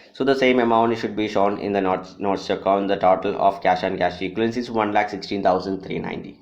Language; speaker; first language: English; non-native, local second language; Malayalam